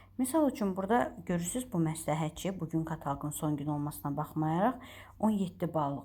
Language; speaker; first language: Azerbaijani; native; Azerbaijani